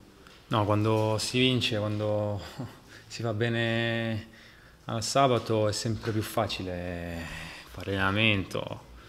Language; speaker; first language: Italian; non-native, fluent; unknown